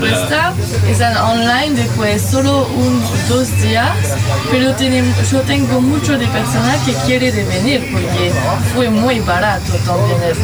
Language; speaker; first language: Spanish; non-native, learner; French